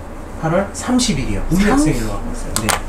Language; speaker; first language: Korean; native; Korean